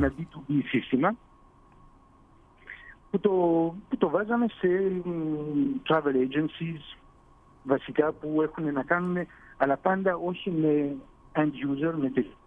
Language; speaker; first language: Greek; early bilingual, heritage; Greek